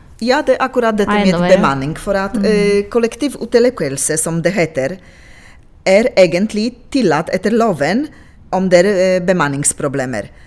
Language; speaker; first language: Norwegian; non-native, local second language; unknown